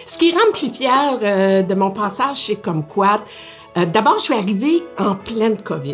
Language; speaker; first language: French; native; French